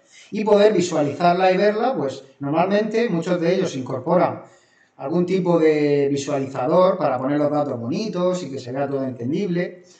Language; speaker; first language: Spanish; native; Spanish